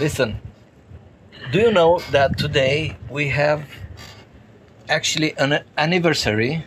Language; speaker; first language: English; non-native, fluent; Romanian